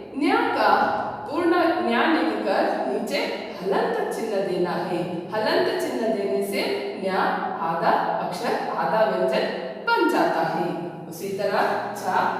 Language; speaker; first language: Hindi; non-native, local second language; Kannada